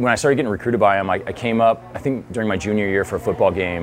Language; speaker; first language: English; native; English